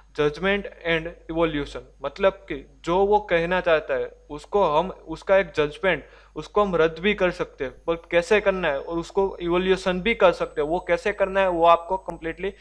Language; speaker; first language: Hindi; non-native, local second language; Gujarati